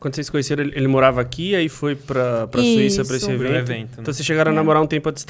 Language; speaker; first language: Portuguese; native; Portuguese